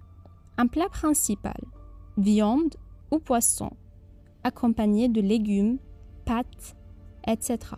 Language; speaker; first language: French; non-native, fluent; Arabic